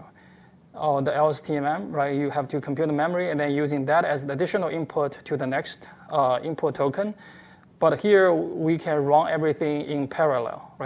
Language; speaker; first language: English; non-native, fluent; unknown